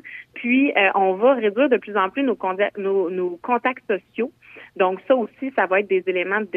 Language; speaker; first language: French; native; French